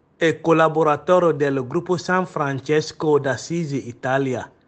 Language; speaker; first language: Italian; non-native, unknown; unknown